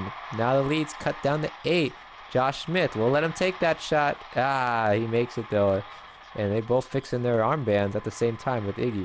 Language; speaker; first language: English; native; English